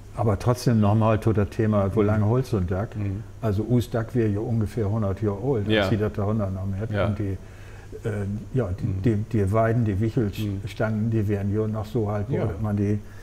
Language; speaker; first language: German; native; German